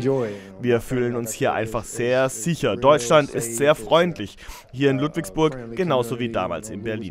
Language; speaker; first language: German; native; German